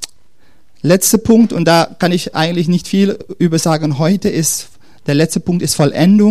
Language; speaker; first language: German; non-native, fluent; Dutch